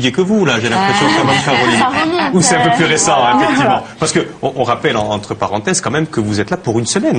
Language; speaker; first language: French; native; French